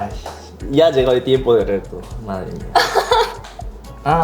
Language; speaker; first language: Spanish; non-native, learner; Korean